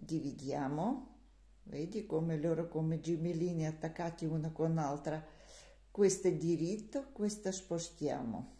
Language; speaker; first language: Italian; non-native, learner; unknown